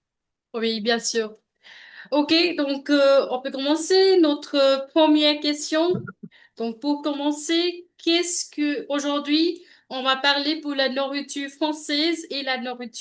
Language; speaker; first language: French; non-native, learner; Punjabi